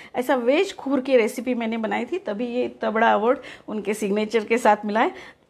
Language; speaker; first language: Hindi; non-native, local second language; Marathi